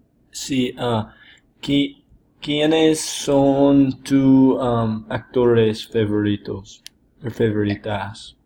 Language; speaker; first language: Spanish; non-native, learner; English